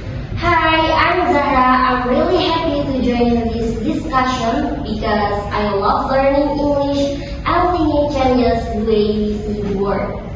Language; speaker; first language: English; non-native, learner; Indonesian